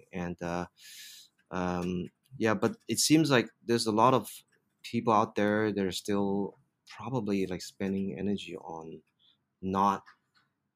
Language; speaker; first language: English; non-native, local second language; Cantonese